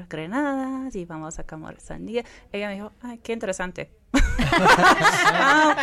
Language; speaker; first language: Spanish; non-native, fluent; English